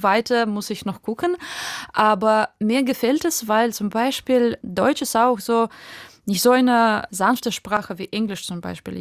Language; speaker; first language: German; non-native, fluent; Russian